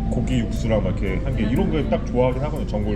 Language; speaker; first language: Korean; native; Korean